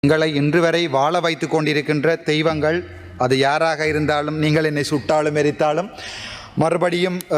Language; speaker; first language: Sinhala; non-native, local second language; Tamil